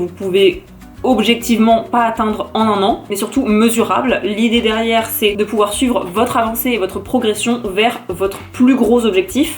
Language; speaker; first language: French; native; French